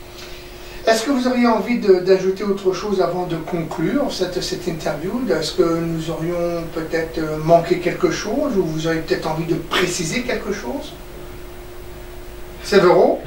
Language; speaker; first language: French; native; French